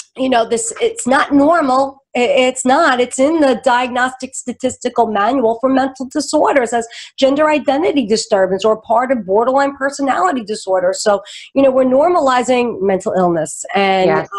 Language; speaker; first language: English; native; English